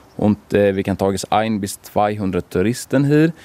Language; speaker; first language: German; non-native, learner; Swedish